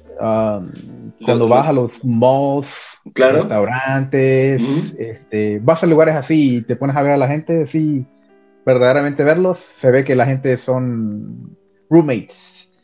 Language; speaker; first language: Spanish; early bilingual, heritage; Spanish